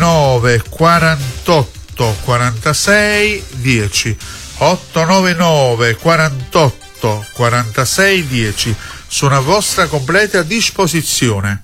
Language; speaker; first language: Italian; native; Italian